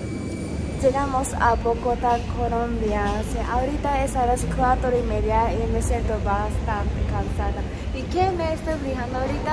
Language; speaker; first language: Spanish; non-native, learner; Japanese